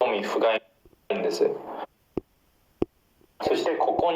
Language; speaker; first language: Japanese; non-native, fluent; Chinese